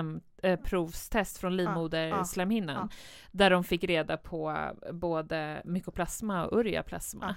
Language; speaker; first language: Swedish; native; Swedish